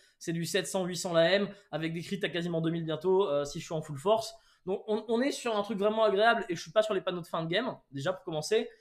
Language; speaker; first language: French; native; French